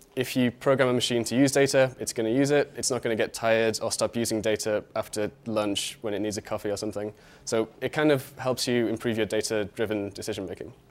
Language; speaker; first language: English; native; English